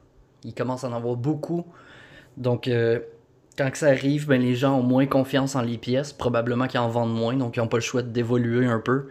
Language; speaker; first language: French; native; French